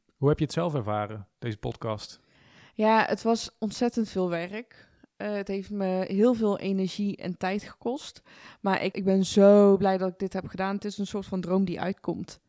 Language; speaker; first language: Dutch; early bilingual, other home language; Persian